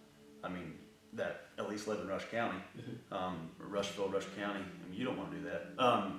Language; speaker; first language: English; native; English